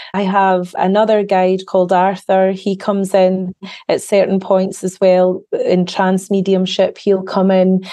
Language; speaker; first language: English; native; English